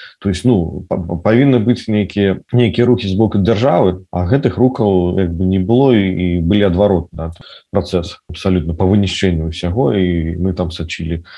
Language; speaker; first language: Belarusian; non-native, local second language; Russian